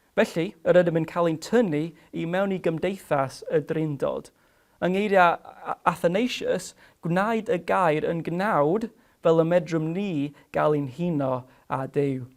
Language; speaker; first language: Welsh; non-native, fluent; English